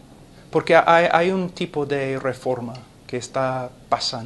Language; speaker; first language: Spanish; non-native, fluent; English